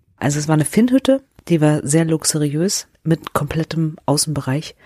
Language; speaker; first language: German; native; German